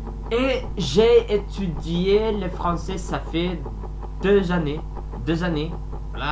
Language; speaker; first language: French; non-native, learner; Sasak